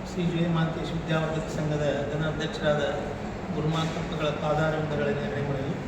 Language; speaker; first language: Kannada; native; Kannada